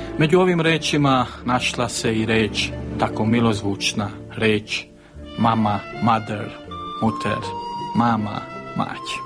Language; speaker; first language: Serbian; early bilingual, heritage; Serbian